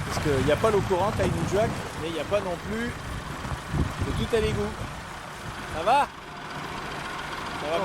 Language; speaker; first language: French; native; French